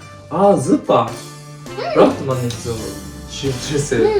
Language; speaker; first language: German; non-native, learner; Japanese